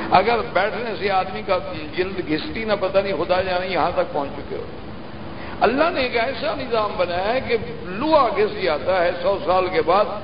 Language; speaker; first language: Urdu; native; Urdu